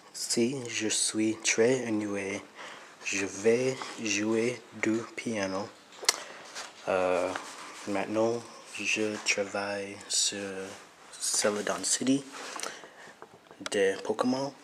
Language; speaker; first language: French; non-native, learner; English